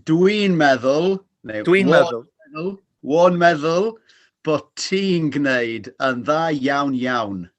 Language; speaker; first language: Welsh; non-native, fluent; English